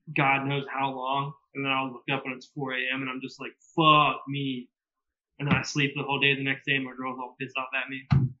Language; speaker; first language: English; native; English